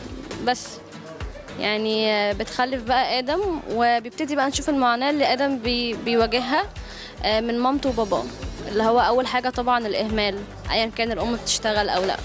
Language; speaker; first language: Arabic; native; Arabic